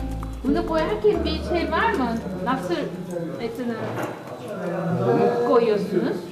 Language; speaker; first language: Turkish; non-native, fluent; Korean